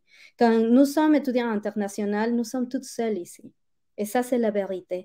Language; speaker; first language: French; non-native, fluent; Spanish